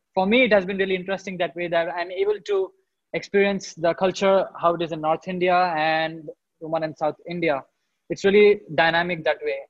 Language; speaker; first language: English; non-native, local second language; Hindi